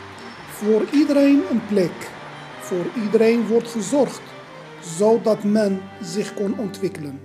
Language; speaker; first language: Dutch; non-native, fluent; Arabic